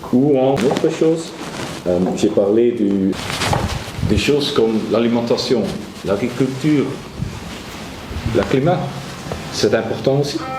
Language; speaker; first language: French; non-native, learner; Dutch